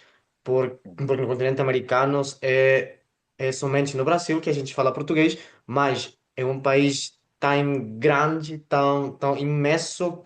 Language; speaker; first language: Portuguese; non-native, fluent; Spanish